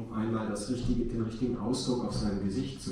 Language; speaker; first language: German; native; German